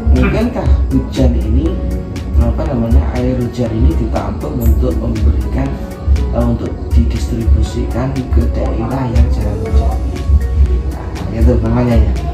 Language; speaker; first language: Indonesian; native; Indonesian